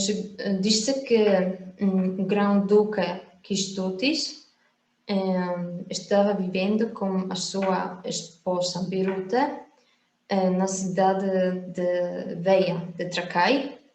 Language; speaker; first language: Portuguese; non-native, fluent; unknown